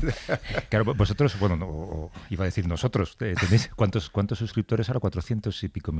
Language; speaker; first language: Spanish; native; Spanish